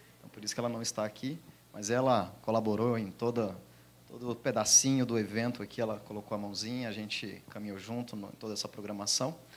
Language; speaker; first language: Portuguese; native; Portuguese